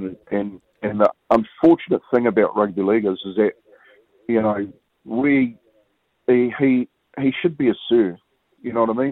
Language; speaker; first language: English; native; English